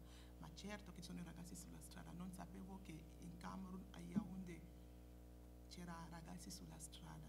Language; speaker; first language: Italian; non-native, fluent; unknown